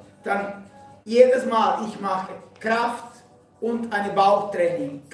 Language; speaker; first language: German; non-native, fluent; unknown